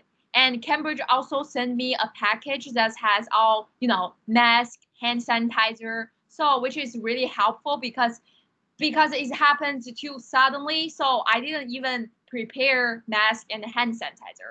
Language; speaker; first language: English; non-native, fluent; Chinese